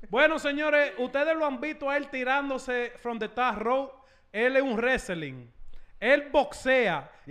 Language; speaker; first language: Spanish; early bilingual, heritage; Spanish